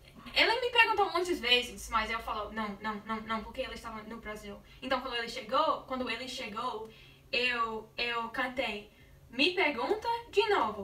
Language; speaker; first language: Portuguese; non-native, learner; English